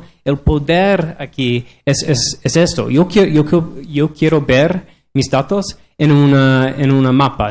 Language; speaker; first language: Spanish; non-native, learner; English